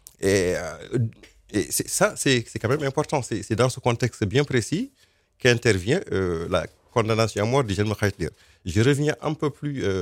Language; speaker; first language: French; non-native, local second language; Fula